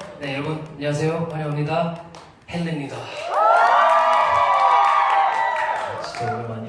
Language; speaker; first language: Korean; non-native, fluent; English